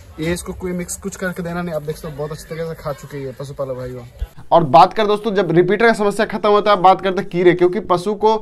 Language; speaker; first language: Hindi; native; Hindi